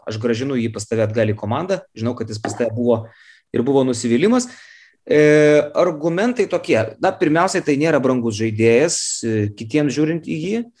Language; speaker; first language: Lithuanian; native; Lithuanian